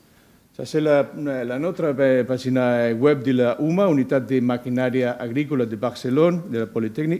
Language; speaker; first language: French; non-native, learner; Spanish